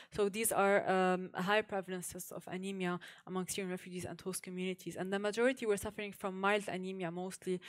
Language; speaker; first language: English; non-native, fluent; Arabic